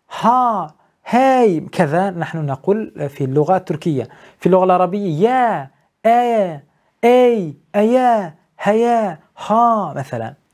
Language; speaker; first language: Arabic; non-native, learner; Turkish